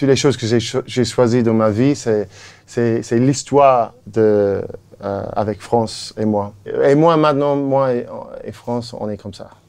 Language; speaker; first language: French; non-native, fluent; English